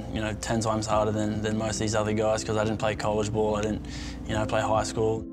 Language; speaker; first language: English; native; English